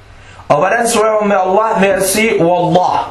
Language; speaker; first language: Danish; early bilingual, other home language; Arabic